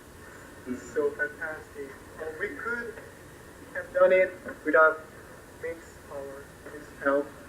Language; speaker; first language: English; non-native, learner; Korean